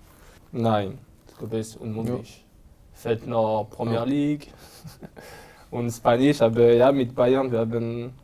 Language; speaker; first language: German; non-native, learner; French